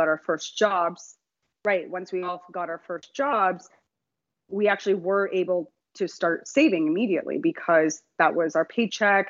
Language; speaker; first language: English; native; English